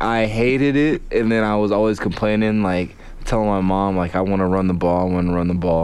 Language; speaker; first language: English; native; English